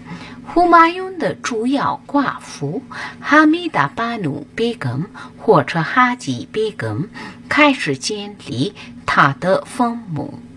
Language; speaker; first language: Chinese; non-native, fluent; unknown